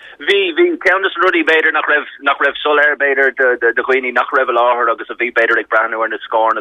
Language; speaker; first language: Irish; native; Irish